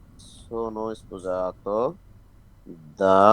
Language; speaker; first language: Italian; non-native, learner; Bangla